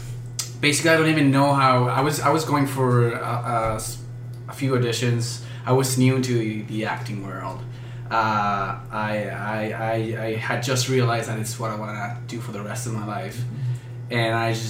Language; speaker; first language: English; non-native, fluent; Spanish